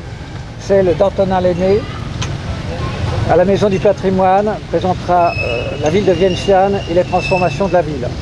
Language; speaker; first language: French; native; French